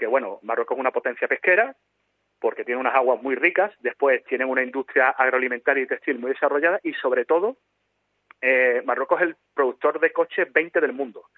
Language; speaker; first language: Spanish; native; Spanish